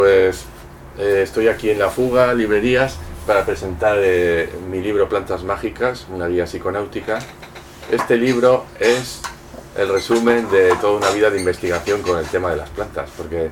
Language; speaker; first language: Spanish; native; Spanish